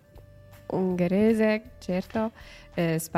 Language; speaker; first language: Italian; non-native, learner; Hungarian